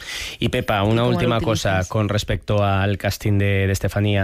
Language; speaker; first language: Spanish; native; Spanish